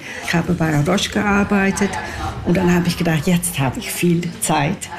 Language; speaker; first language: German; non-native, fluent; English